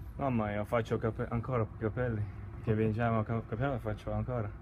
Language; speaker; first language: Italian; non-native, learner; Latvian